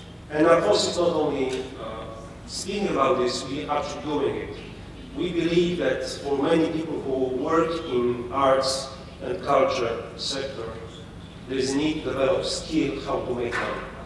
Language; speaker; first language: English; non-native, fluent; Polish